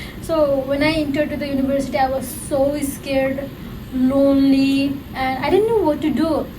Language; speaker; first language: English; non-native, fluent; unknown